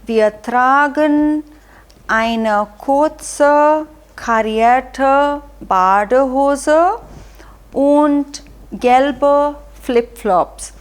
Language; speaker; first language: German; non-native, fluent; Hindi